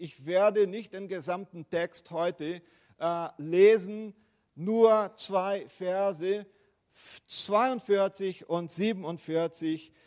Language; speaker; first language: German; non-native, fluent; Portuguese